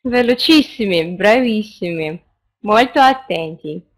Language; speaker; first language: Italian; non-native, fluent; Russian